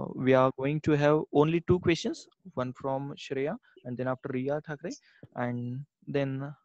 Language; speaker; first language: English; non-native, local second language; Marathi